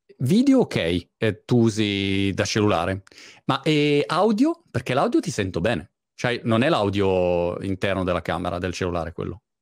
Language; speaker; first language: Italian; native; Italian